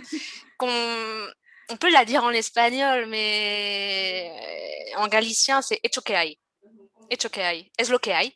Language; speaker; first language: French; native; French